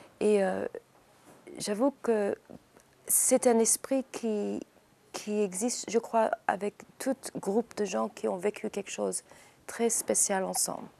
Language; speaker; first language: French; early bilingual, heritage; English